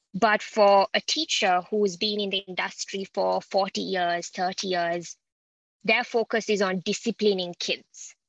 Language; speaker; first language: English; non-native, local second language; Sinhala